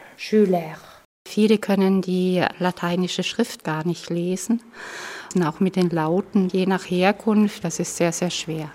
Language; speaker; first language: German; native; German